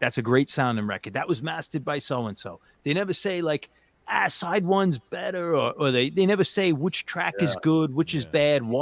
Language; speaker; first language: English; native; English